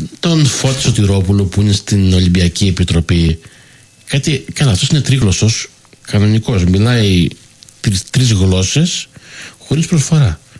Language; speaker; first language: Greek; early bilingual, heritage; Greek